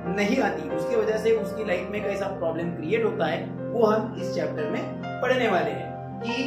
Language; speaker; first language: Hindi; native; Hindi